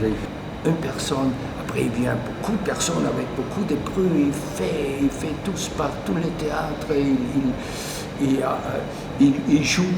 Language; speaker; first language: French; non-native, learner; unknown